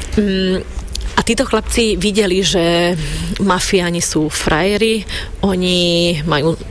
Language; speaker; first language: Slovak; non-native, local second language; Hungarian